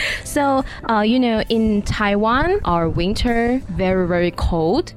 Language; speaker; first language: English; non-native, fluent; Chinese